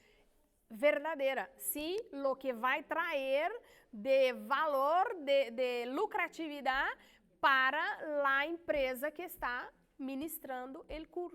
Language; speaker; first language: Spanish; non-native, learner; Portuguese